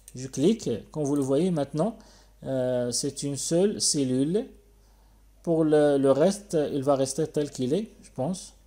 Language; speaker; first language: French; non-native, local second language; Arabic